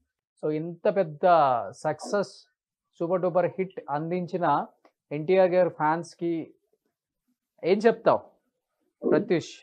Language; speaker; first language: Telugu; native; Telugu